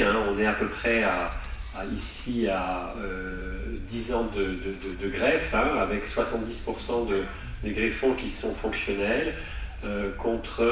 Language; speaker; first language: French; native; French